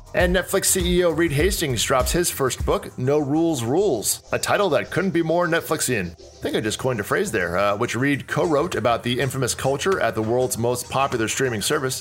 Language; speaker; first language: English; native; English